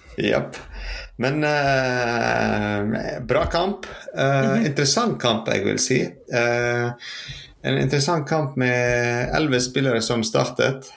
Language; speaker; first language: Norwegian; non-native, fluent; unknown